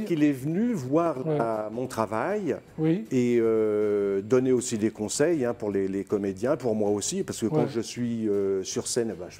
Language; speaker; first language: French; native; French